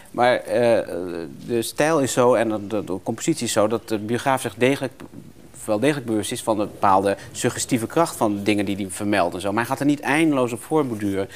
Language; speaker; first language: Dutch; native; Dutch